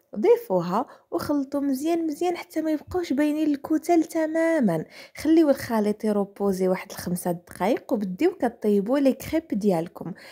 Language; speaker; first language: Arabic; native; Arabic